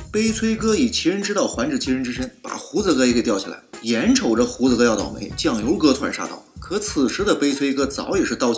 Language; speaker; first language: Chinese; native; Chinese